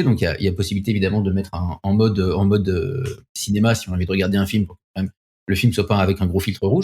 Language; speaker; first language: French; native; French